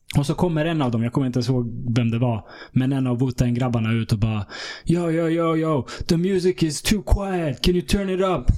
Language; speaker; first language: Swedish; early bilingual, other home language; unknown